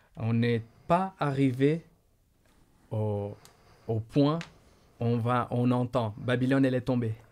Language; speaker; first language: French; non-native, fluent; Portuguese